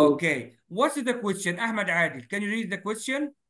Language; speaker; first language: English; non-native, fluent; Arabic